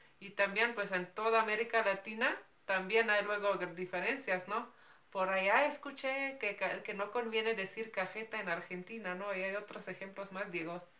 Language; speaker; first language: Spanish; non-native, fluent; Slovenian